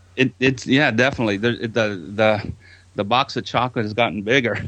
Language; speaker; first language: English; native; English